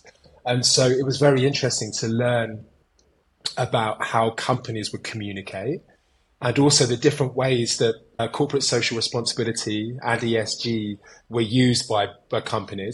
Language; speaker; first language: English; native; English